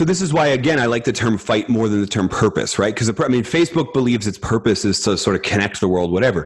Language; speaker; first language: English; native; English